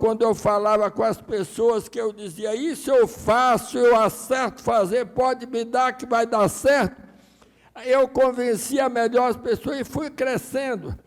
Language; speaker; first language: Portuguese; early bilingual, other home language; Russian